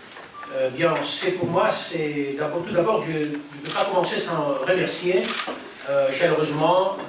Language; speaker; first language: French; non-native, fluent; Catalan